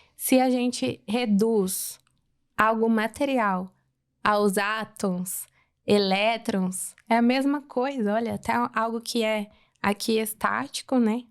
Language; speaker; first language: Portuguese; native; Portuguese